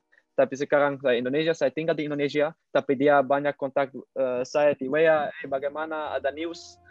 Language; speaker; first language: Indonesian; non-native, learner; Dutch